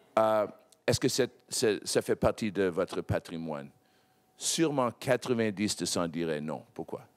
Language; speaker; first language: French; non-native, local second language; English